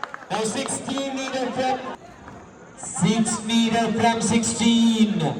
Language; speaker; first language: English; non-native, local second language; Malayalam